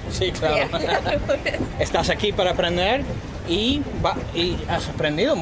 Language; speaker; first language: Spanish; non-native, fluent; English